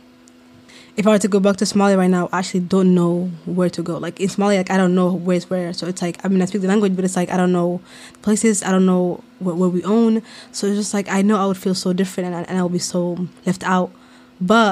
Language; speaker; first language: English; non-native, local second language; Somali